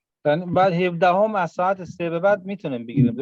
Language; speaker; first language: Persian; native; Persian